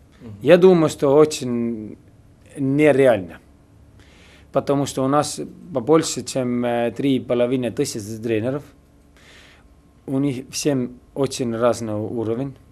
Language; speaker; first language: Russian; non-native, learner; Estonian